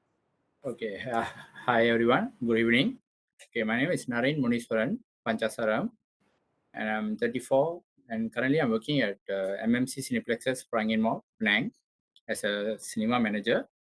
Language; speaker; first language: English; non-native, local second language; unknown